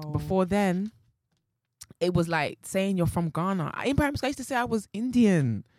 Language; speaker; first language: English; native; English